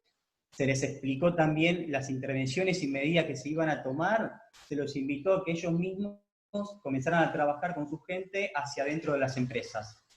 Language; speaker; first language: Spanish; native; Spanish